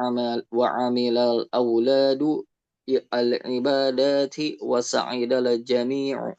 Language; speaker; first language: Arabic; non-native, learner; Indonesian